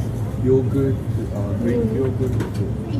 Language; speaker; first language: Korean; non-native, learner; Japanese